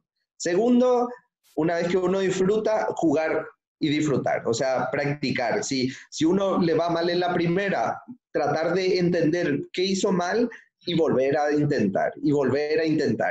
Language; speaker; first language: Spanish; native; Spanish